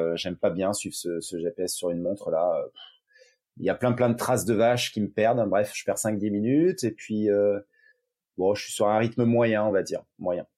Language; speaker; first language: French; native; French